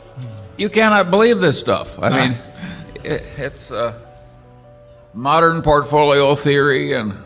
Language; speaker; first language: English; native; English